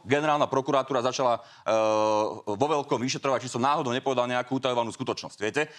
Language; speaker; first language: Slovak; native; Slovak